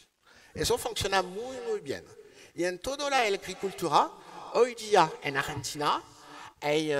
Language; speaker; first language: Spanish; non-native, learner; French